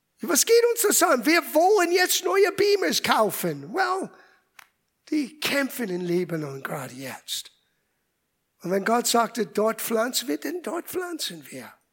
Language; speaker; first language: German; non-native, fluent; English